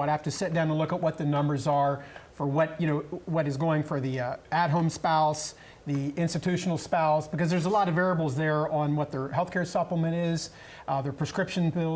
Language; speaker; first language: English; native; English